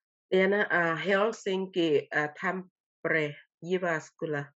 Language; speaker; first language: Finnish; non-native, learner; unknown